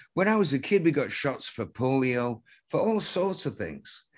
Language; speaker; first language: English; native; English